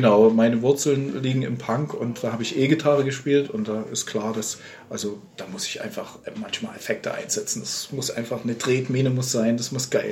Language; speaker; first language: German; native; German